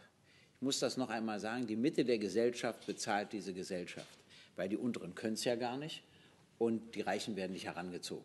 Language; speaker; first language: German; native; German